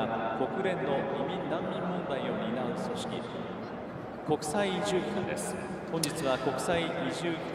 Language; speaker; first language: Japanese; native; Japanese